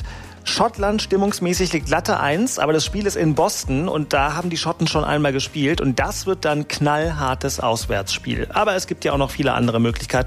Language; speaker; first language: German; native; German